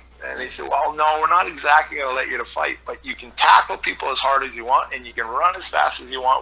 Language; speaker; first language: English; native; English